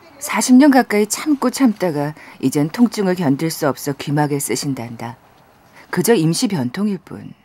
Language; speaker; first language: Korean; native; Korean